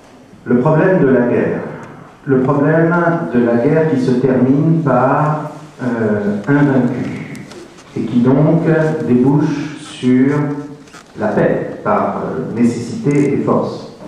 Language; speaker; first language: French; native; French